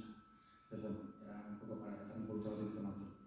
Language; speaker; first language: Spanish; native; Spanish